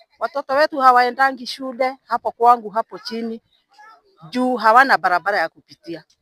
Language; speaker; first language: Swahili; non-native, local second language; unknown